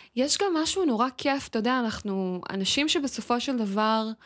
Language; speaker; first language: Hebrew; native; Hebrew